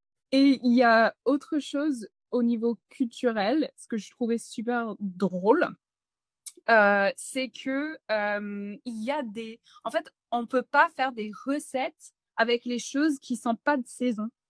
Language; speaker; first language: French; non-native, fluent; English